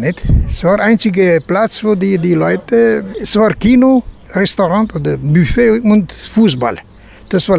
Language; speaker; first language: German; non-native, learner; Romanian